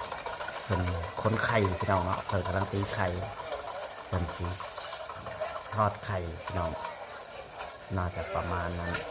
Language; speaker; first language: Thai; non-native, local second language; Northeastern Thai